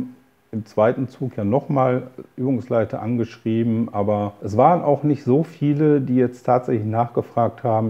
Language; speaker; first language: German; native; German